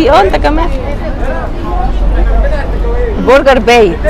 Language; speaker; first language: Arabic; native; Arabic